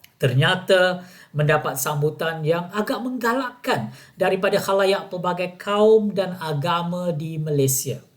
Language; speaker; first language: Malay; non-native, local second language; Tamil